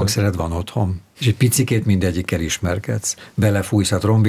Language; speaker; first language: Hungarian; native; Hungarian